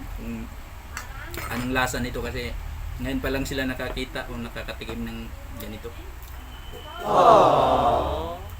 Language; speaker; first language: Filipino; non-native, local second language; Cebuano